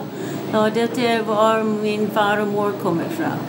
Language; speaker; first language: Norwegian; early bilingual, heritage; English